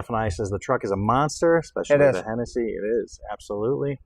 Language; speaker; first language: English; native; English